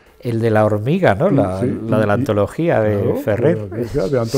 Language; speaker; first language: Spanish; native; Spanish